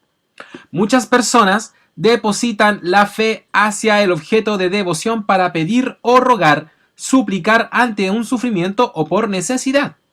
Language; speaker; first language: Spanish; native; Spanish